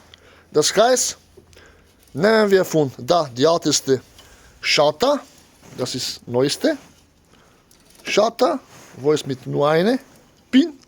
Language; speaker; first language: German; non-native, learner; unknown